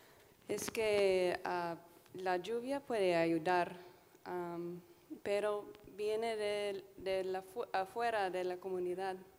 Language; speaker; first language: Spanish; non-native, fluent; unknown